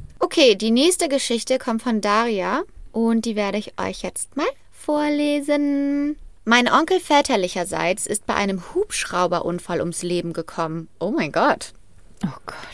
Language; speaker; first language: German; native; German